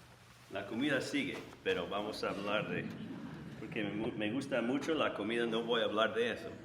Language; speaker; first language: Spanish; non-native, fluent; English